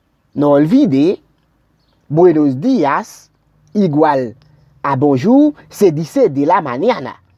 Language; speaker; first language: Spanish; non-native, learner; Haitian Creole